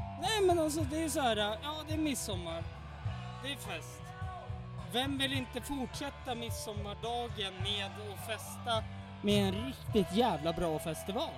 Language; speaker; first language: Swedish; native; Swedish